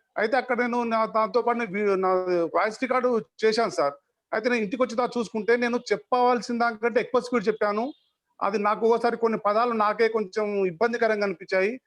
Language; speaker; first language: Telugu; native; Telugu